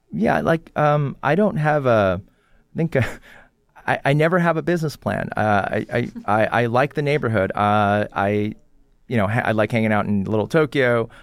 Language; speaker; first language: English; early bilingual, other home language; Korean